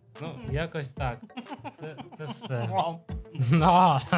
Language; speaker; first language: Ukrainian; non-native, local second language; Russian